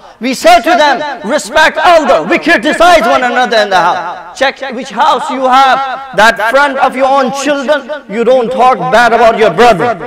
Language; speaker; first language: English; non-native, local second language; Urdu